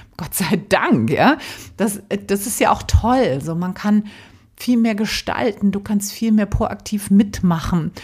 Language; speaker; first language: German; native; German